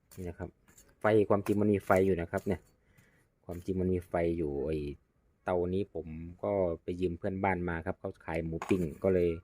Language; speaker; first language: Thai; non-native, local second language; Northeastern Thai